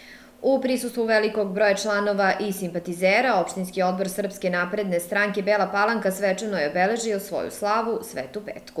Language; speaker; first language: Serbian; native; Serbian